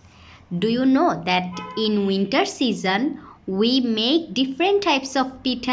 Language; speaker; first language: English; non-native, fluent; Bangla